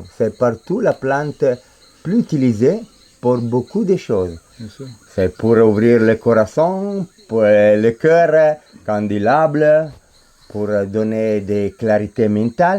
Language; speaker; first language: French; non-native, fluent; Spanish